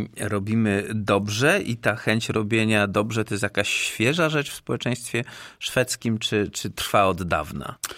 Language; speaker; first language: Polish; native; Polish